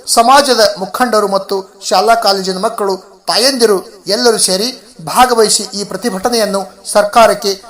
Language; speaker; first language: Kannada; native; Kannada